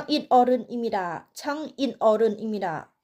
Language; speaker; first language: Korean; non-native, learner; Thai